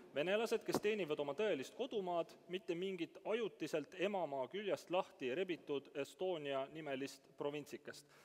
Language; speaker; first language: Estonian; native; Estonian